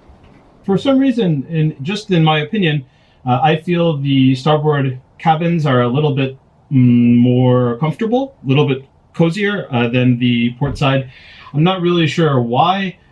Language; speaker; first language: English; native; English